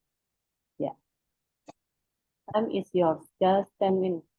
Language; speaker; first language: English; non-native, fluent; Indonesian